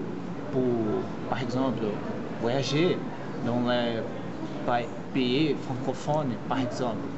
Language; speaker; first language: French; non-native, learner; Portuguese